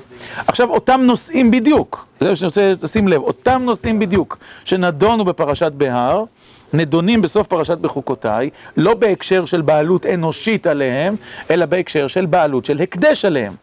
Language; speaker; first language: Hebrew; native; Hebrew